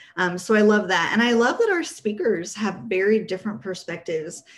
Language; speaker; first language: English; early bilingual, other home language; Spanish